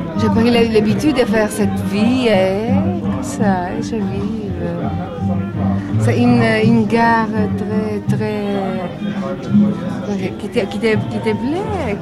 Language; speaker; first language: French; non-native, learner; Italian